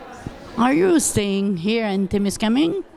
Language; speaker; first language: English; non-native, local second language; French